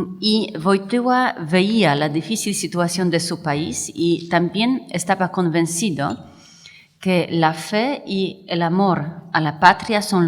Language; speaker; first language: Spanish; non-native, fluent; Polish